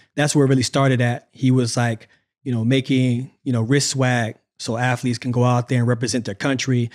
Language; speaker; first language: English; native; English